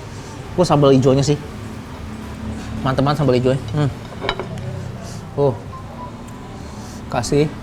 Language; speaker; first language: Indonesian; native; Indonesian